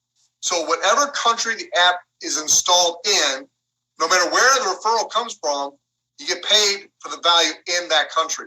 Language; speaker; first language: English; native; English